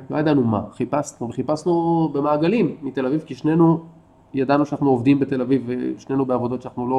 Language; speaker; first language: Hebrew; native; Hebrew